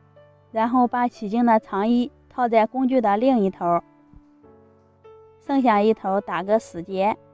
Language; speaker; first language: Chinese; native; Chinese